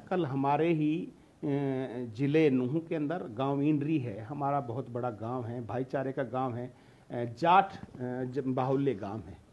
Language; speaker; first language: Hindi; native; Hindi